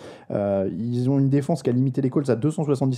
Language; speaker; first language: French; native; French